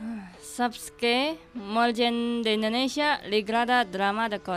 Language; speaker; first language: Catalan; non-native, learner; Indonesian